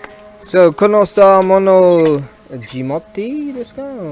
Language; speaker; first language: Japanese; non-native, learner; English